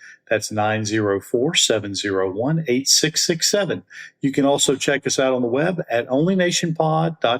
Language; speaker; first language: English; native; English